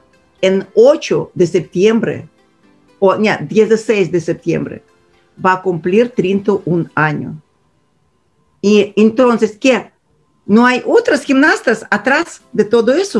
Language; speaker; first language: Spanish; non-native, fluent; Russian